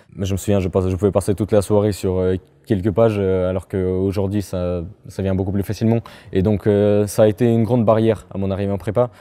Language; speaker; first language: French; non-native, fluent; Chechen